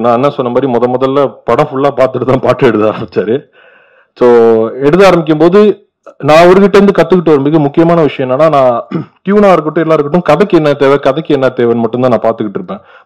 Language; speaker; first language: Tamil; native; Tamil